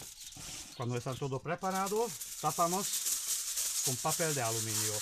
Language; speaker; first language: Spanish; non-native, learner; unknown